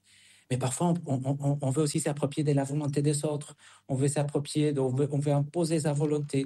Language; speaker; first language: French; non-native, fluent; Spanish